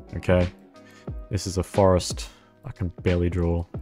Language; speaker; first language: English; native; English